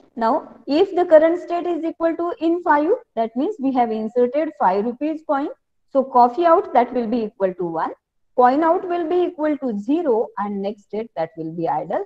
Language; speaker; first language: English; non-native, local second language; Marathi